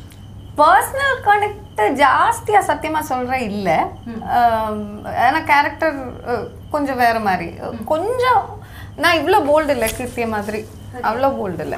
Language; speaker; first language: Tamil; non-native, local second language; Malayalam